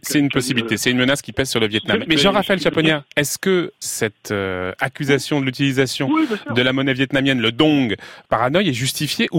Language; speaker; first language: French; native; French